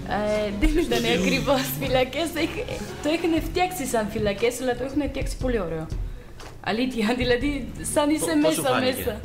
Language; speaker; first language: Greek; non-native, fluent; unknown